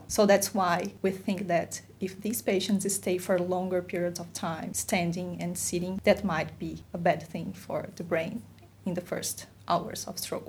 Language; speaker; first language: English; non-native, fluent; Portuguese